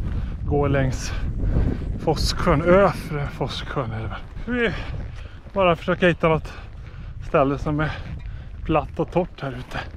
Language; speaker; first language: Swedish; native; Swedish